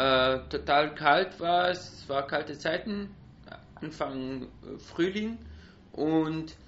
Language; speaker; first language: German; non-native, learner; Persian